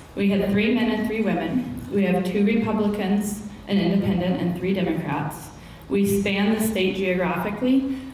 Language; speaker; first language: English; native; English